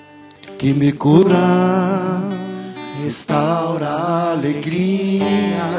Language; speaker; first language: Portuguese; native; Portuguese